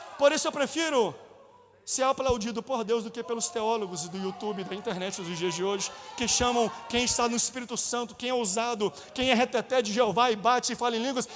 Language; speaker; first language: Portuguese; native; Portuguese